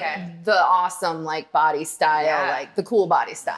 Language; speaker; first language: English; native; English